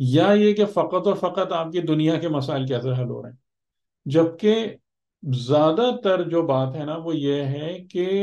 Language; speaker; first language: Urdu; native; Urdu